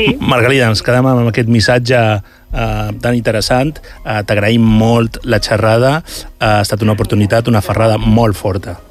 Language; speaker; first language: Catalan; native; Catalan